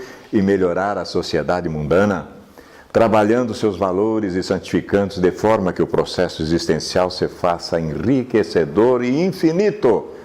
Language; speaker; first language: Portuguese; native; Portuguese